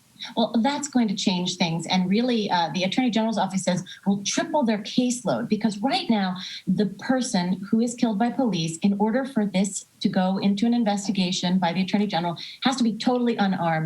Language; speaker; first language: English; native; English